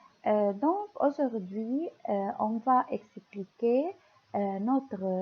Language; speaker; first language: French; non-native, local second language; Arabic